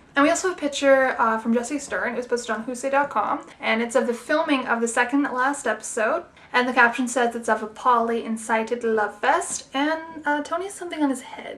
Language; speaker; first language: English; native; English